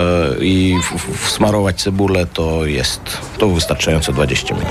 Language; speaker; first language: Polish; non-native, fluent; Armenian